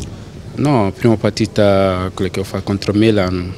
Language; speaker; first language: Italian; non-native, learner; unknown